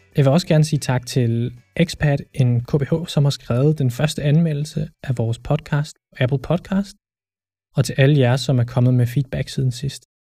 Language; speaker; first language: Danish; native; Danish